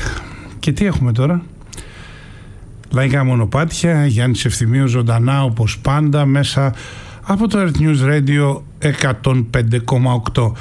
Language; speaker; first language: Greek; native; Greek